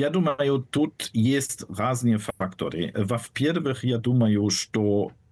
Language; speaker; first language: Russian; non-native, fluent; German